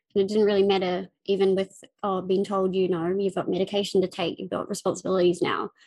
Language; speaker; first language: English; native; English